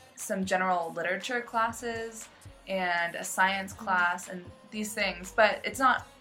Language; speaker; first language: English; native; English